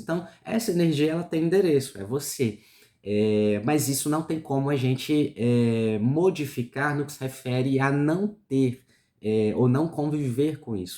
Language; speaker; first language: Portuguese; native; Portuguese